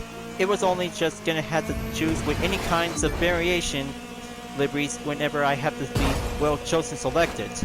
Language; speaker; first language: English; non-native, fluent; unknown